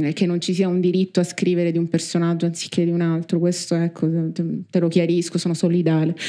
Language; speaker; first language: Italian; native; Italian